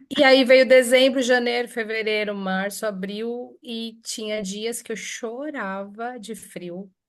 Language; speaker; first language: Portuguese; native; Portuguese